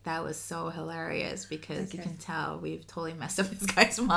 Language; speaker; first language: English; early bilingual, other home language; Spanish